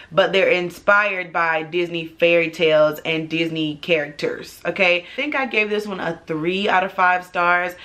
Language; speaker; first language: English; native; English